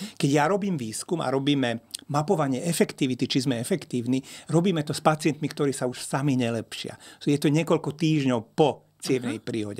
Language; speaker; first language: Slovak; non-native, local second language; Hungarian